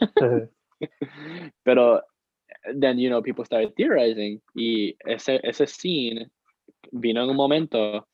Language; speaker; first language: English; non-native, fluent; Spanish